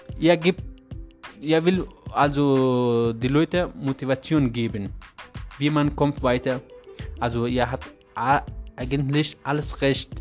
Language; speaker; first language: German; non-native, learner; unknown